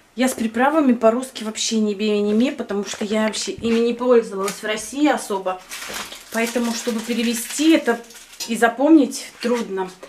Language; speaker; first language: Russian; native; Russian